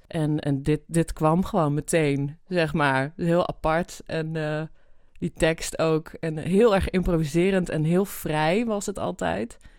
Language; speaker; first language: Dutch; native; Dutch